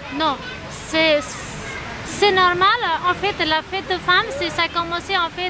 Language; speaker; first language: French; non-native, learner; Nepali